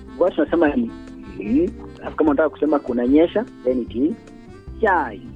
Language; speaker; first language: Swahili; non-native, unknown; Chinese